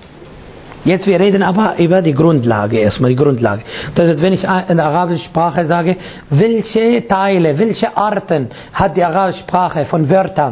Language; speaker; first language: German; non-native, fluent; Arabic